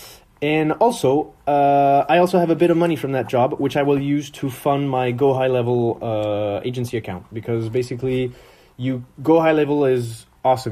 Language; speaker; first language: English; non-native, fluent; French